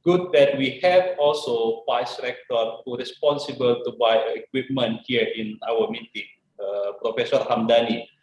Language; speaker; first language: English; non-native, fluent; Indonesian